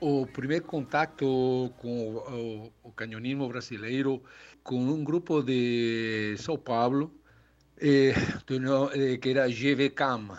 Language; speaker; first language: Portuguese; non-native, learner; Spanish